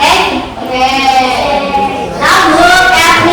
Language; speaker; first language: English; non-native, learner; Indonesian